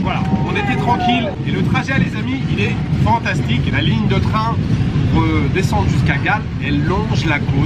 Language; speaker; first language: French; native; French